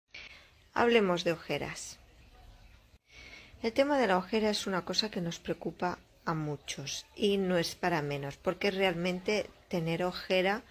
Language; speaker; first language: Spanish; native; Spanish